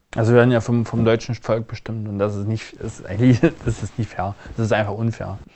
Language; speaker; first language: German; non-native, local second language; Upper Sorbian